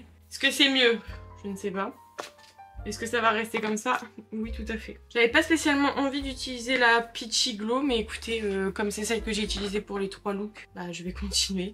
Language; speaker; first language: French; native; French